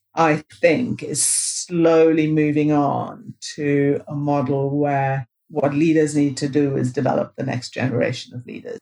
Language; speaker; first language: English; non-native, local second language; Bangla